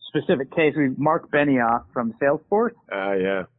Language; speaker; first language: English; native; English